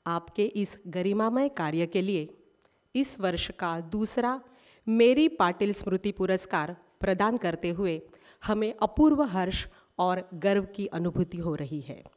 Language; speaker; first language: Hindi; non-native, local second language; Marathi